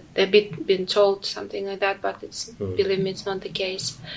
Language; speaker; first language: English; non-native, fluent; Ukrainian